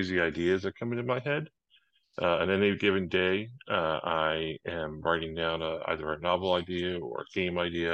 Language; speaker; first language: English; native; English